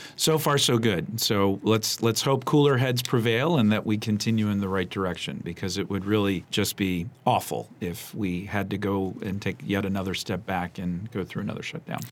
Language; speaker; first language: English; native; English